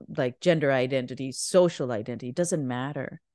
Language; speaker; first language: English; non-native, local second language; Urdu